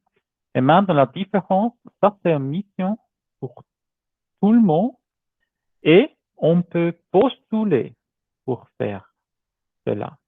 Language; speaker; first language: French; non-native, learner; German